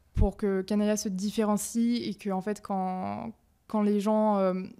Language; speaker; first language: French; native; French